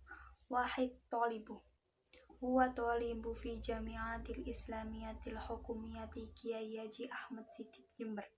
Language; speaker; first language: Arabic; non-native, learner; Indonesian